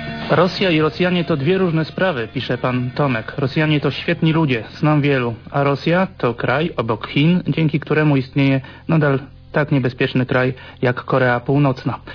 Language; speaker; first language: Polish; native; Polish